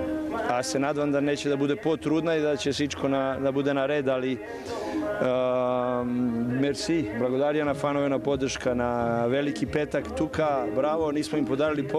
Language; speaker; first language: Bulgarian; non-native, learner; Bosnian